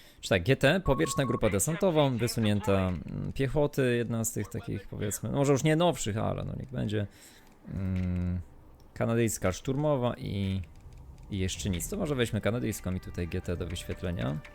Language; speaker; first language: Polish; native; Polish